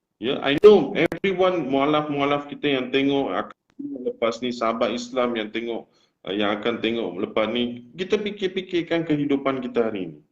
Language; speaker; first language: Malay; non-native, local second language; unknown